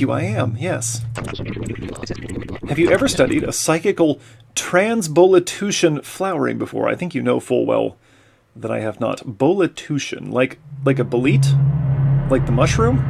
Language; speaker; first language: English; native; English